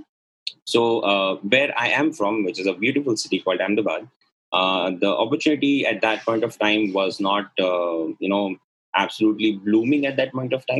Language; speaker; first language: English; non-native, local second language; Gujarati